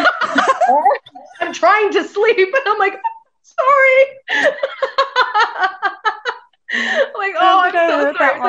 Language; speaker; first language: English; native; English